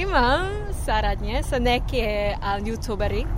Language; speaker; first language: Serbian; non-native, learner; English